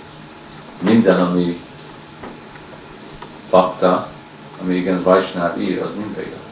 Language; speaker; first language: Hungarian; early bilingual, heritage; Hungarian